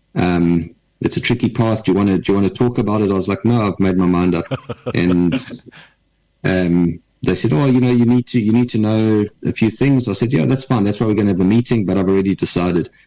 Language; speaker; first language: English; native; English